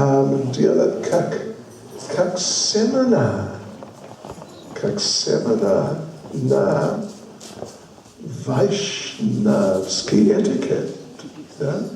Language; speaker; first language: Russian; non-native, learner; English